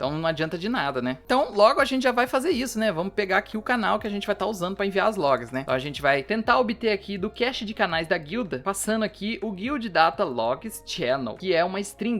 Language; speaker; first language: Portuguese; native; Portuguese